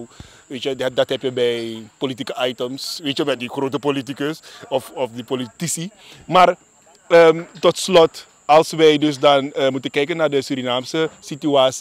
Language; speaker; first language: Dutch; native; Dutch